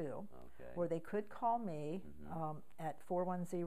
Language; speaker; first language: English; native; English